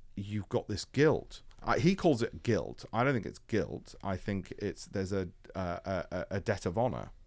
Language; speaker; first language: English; native; English